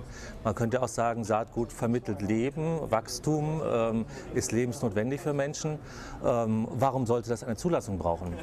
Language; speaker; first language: German; native; German